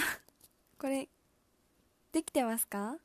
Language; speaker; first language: Japanese; native; Japanese